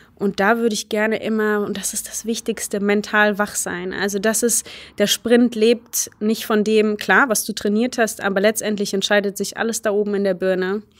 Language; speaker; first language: German; early bilingual, other home language; Polish